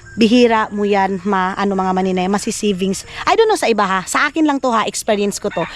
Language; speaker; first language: Filipino; non-native, local second language; Cebuano